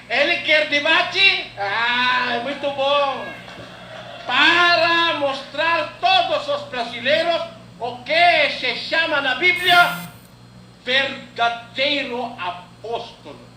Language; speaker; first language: Portuguese; non-native, learner; Filipino